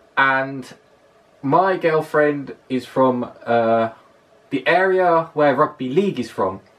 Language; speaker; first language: English; native; English